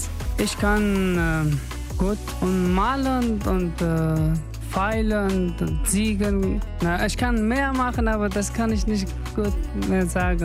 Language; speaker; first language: German; non-native, learner; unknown